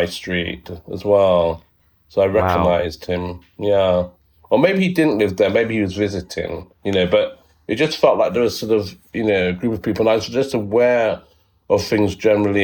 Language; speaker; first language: English; native; English